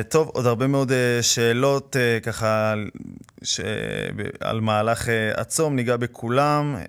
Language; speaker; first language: Hebrew; native; Hebrew